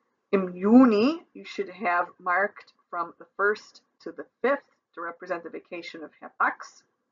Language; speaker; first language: English; native; English